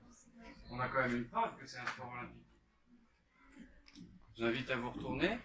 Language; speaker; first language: French; native; French